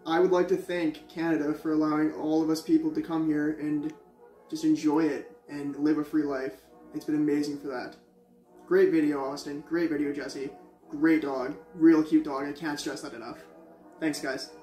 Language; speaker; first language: English; native; English